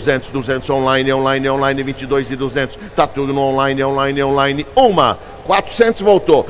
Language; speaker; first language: Portuguese; native; Portuguese